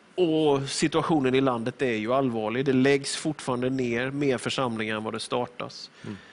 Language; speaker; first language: Swedish; native; Swedish